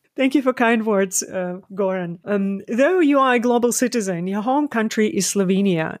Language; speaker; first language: English; non-native, fluent; Ukrainian